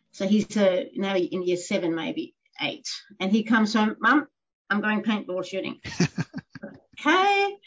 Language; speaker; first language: English; non-native, fluent; Danish